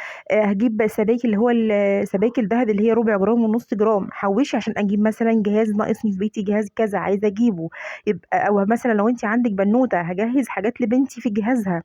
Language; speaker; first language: Arabic; native; Arabic